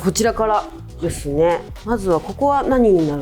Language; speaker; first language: Japanese; native; Japanese